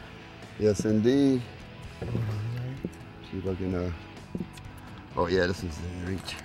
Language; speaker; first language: English; native; English